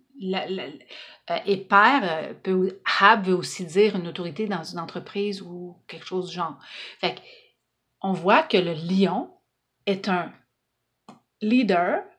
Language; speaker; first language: French; native; French